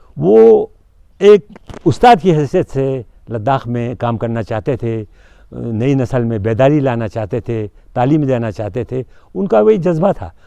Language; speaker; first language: Urdu; non-native, local second language; Ladakhi